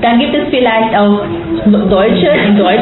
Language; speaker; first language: German; non-native, fluent; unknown